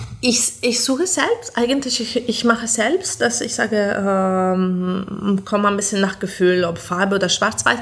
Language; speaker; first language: German; non-native, fluent; Italian